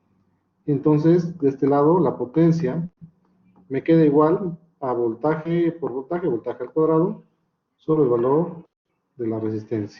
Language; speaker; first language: Spanish; native; Spanish